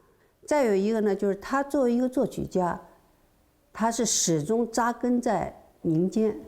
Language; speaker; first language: Chinese; native; Chinese